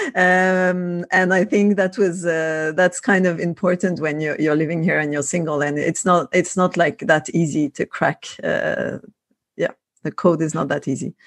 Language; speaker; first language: English; non-native, fluent; French